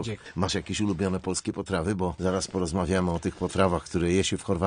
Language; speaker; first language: Polish; native; Polish